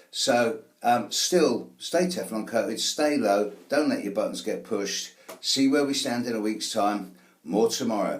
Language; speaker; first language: English; native; English